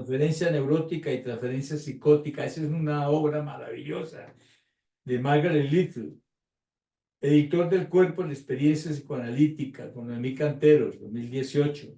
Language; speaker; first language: Spanish; native; Spanish